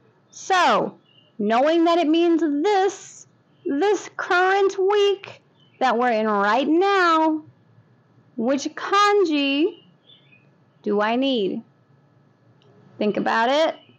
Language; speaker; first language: English; native; English